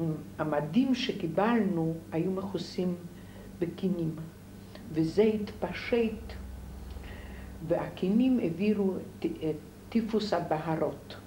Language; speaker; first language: Hebrew; non-native, fluent; Polish